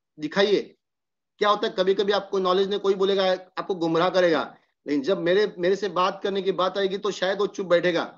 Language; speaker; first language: Hindi; non-native, local second language; Marathi